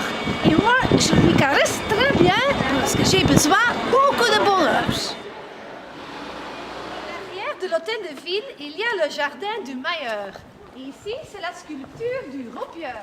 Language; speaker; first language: French; non-native, learner; Dutch